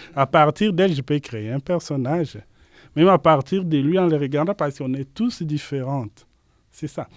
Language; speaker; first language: French; non-native, local second language; Lingala